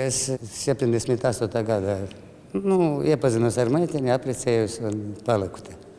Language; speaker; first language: Latvian; non-native, learner; Romanian